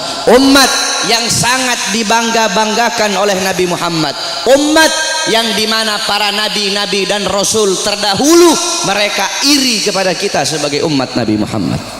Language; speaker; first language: Indonesian; native; Indonesian